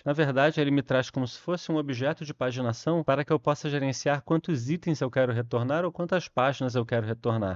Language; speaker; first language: Portuguese; native; Portuguese